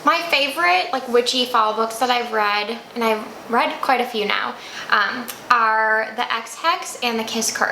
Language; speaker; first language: English; native; English